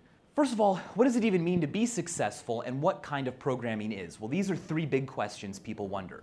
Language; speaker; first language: English; native; English